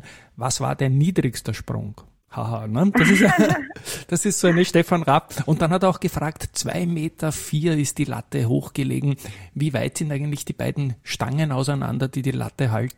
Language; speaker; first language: German; native; German